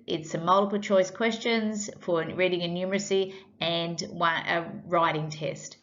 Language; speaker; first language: English; native; English